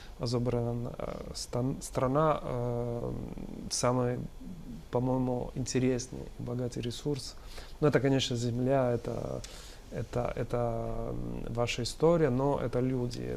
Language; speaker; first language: Russian; non-native, fluent; Italian